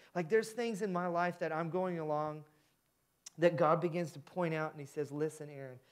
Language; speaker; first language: English; native; English